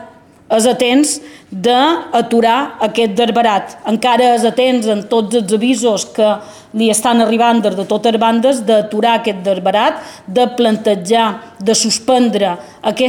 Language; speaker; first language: Catalan; native; Catalan